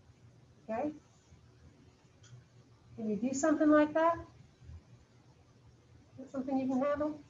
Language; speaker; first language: English; native; English